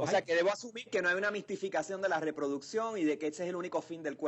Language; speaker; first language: Spanish; native; Spanish